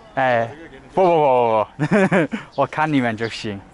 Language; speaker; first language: Chinese; non-native, fluent; English